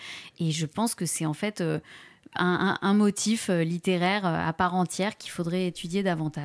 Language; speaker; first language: French; native; French